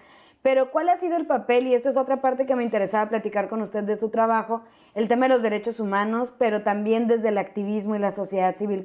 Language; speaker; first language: Spanish; native; Spanish